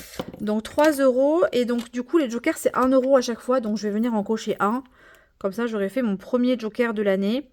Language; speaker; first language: French; native; French